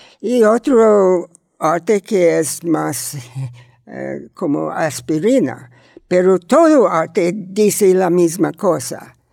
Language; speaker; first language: Spanish; non-native, learner; English